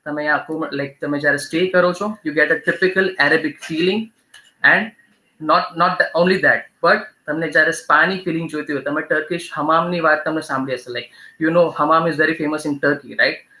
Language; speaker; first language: English; non-native, local second language; Gujarati